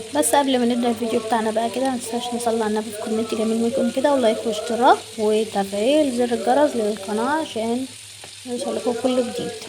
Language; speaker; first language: Arabic; native; Arabic